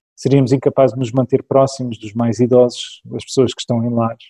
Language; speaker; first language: Portuguese; early bilingual, other home language; English